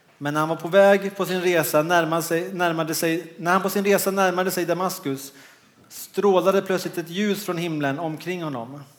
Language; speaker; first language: Swedish; native; Swedish